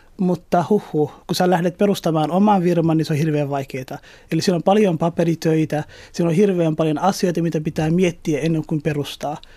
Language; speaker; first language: Finnish; early bilingual, other home language; Somali